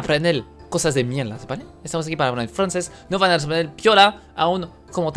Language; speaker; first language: Spanish; non-native, fluent; French